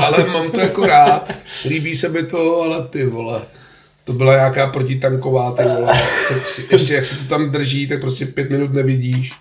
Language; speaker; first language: Czech; native; Czech